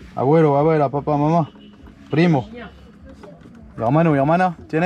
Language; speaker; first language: Spanish; non-native, learner; French